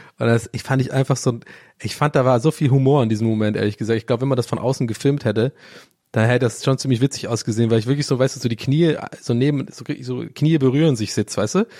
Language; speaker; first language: German; early bilingual, other home language; English